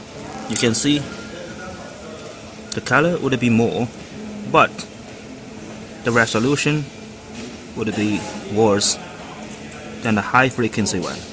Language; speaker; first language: English; non-native, learner; Chinese